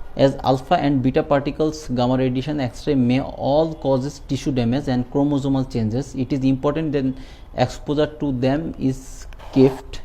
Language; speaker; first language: English; non-native, local second language; Bangla